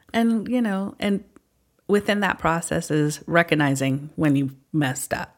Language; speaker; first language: English; early bilingual, other home language; Filipino